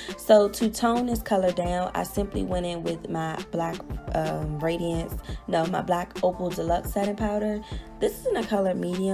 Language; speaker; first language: English; native; English